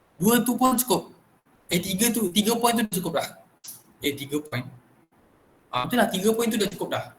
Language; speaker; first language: Malay; native; Malay